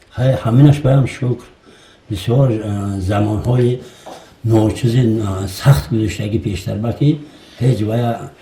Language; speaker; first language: Tajik; native; Tajik